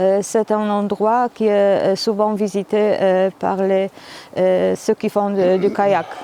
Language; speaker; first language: French; non-native, fluent; Polish